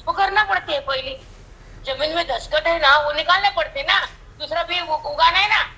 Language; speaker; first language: Hindi; non-native, local second language; Marathi